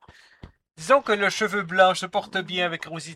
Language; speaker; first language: French; native; French